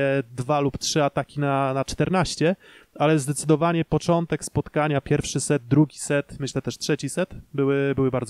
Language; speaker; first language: Polish; native; Polish